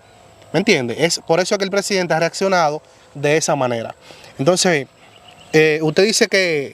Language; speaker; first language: Spanish; native; Spanish